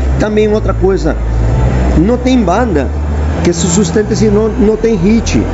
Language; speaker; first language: Portuguese; non-native, fluent; Spanish